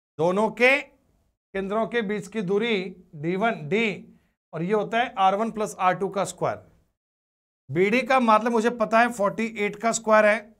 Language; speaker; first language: Hindi; native; Hindi